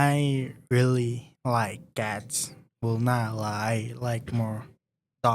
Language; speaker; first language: English; non-native, learner; Spanish